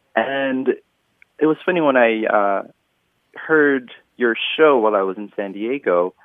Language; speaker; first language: English; native; English